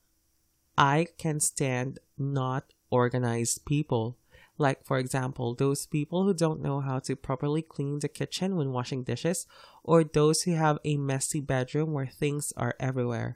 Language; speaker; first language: English; non-native, local second language; Filipino